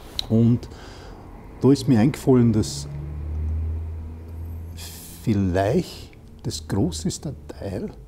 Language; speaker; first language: German; non-native, fluent; English